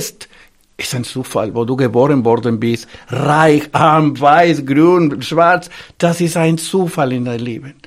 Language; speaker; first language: German; non-native, fluent; Spanish